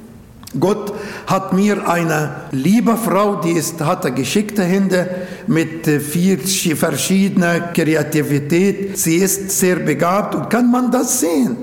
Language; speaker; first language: German; non-native, local second language; Arabic